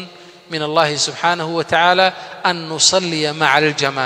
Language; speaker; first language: Arabic; non-native, fluent; Somali